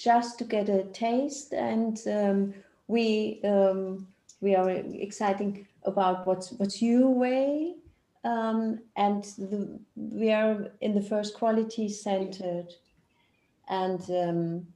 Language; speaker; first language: English; non-native, learner; German